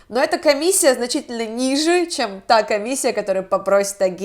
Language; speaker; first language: Russian; native; Russian